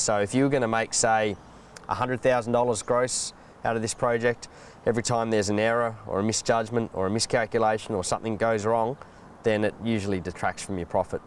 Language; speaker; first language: English; native; English